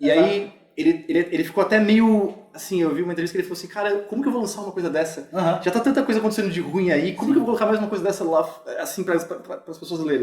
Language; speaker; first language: Portuguese; native; Portuguese